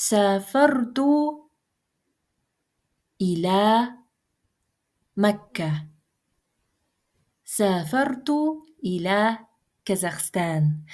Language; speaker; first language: Arabic; non-native, fluent; Russian